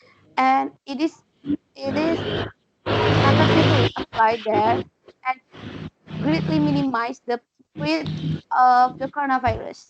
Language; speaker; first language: English; non-native, learner; Indonesian